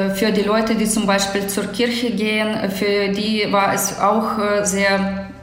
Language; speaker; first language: German; non-native, fluent; Ukrainian